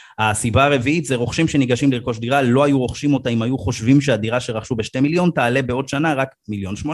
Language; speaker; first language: Hebrew; early bilingual, other home language; Amharic